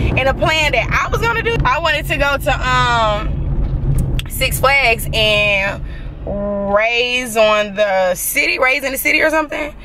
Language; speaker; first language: English; native; English